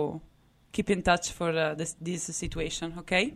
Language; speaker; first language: English; non-native, fluent; Italian